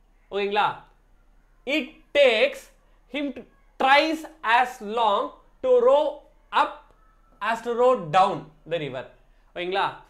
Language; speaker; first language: English; non-native, local second language; Tamil